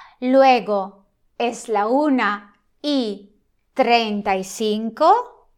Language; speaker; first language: Spanish; non-native, fluent; Italian